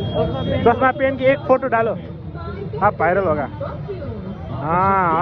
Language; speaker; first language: Hindi; non-native, learner; Nepali